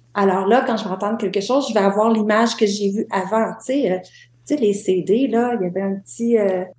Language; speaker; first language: French; native; French